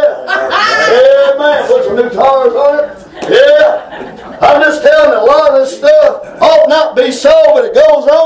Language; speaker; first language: English; native; English